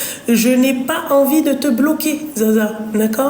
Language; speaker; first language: French; native; French